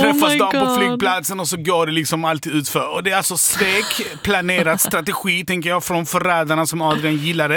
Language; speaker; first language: Swedish; native; Swedish